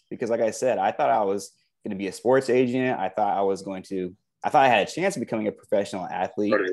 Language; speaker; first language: English; native; English